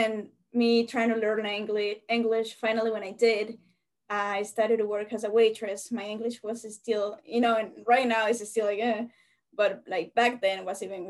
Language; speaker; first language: English; non-native, fluent; Spanish